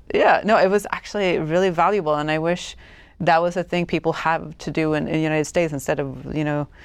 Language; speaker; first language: English; non-native, fluent; Swedish